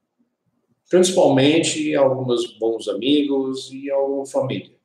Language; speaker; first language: Portuguese; non-native, learner; English